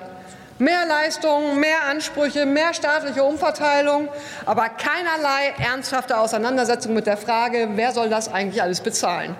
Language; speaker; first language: German; native; German